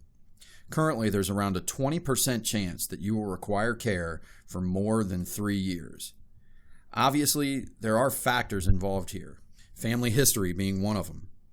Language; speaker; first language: English; native; English